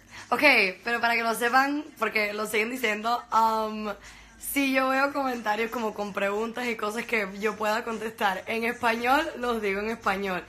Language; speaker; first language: Spanish; early bilingual, heritage; Spanish